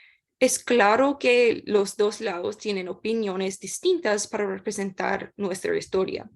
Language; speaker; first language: Spanish; non-native, learner; English